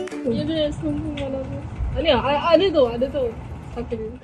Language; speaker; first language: Korean; non-native, learner; Persian